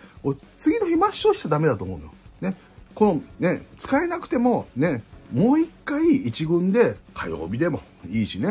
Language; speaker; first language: Japanese; native; Japanese